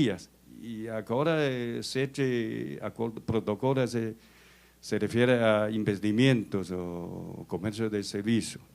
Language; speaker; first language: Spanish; non-native, fluent; Chinese